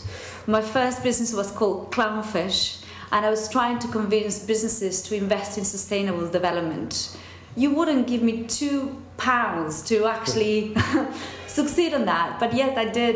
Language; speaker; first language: English; non-native, fluent; Spanish